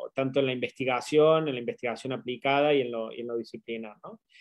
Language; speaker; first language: Spanish; native; Spanish